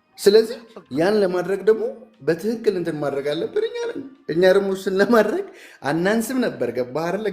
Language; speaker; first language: Amharic; non-native, local second language; Tigrinya